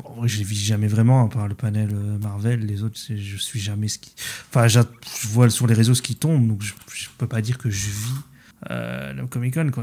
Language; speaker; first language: French; native; French